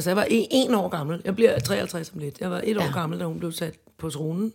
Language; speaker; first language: Danish; native; Danish